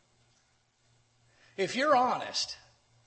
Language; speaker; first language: English; native; English